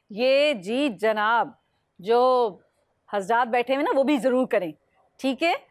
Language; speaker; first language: Urdu; native; Urdu